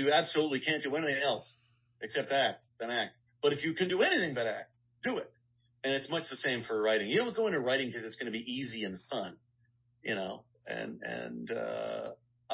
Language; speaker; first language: English; native; English